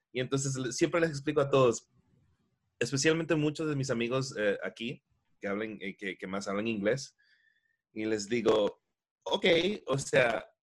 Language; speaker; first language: Spanish; early bilingual, heritage; Spanish